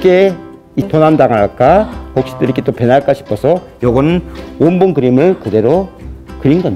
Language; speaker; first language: Korean; native; Korean